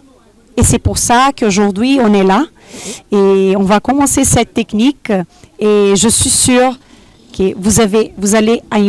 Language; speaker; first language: French; non-native, fluent; Portuguese